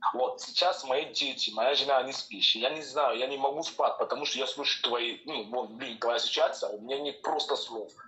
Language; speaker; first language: Russian; non-native, learner; French